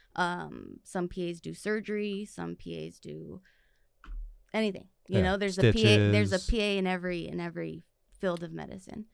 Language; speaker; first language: English; native; English